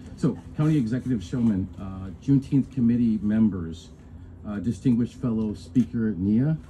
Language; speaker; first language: English; native; English